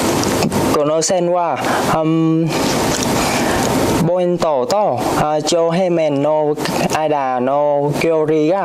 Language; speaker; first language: Japanese; non-native, learner; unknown